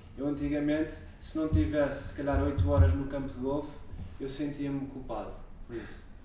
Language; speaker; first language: Portuguese; native; Portuguese